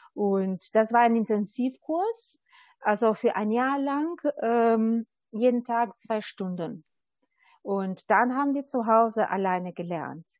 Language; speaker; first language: German; non-native, fluent; Albanian